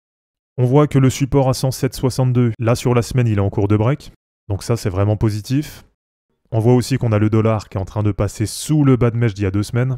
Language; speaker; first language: French; native; French